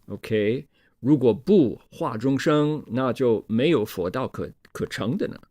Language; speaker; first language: Chinese; non-native, fluent; English